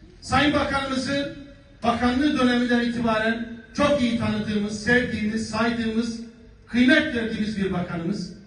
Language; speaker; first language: Turkish; native; Turkish